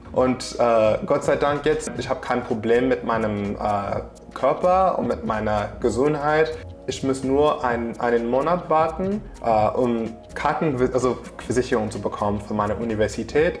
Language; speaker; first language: German; non-native, fluent; English